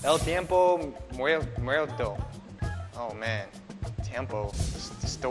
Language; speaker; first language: Spanish; non-native, learner; English